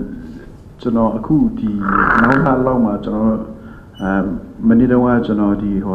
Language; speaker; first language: Burmese; non-native, local second language; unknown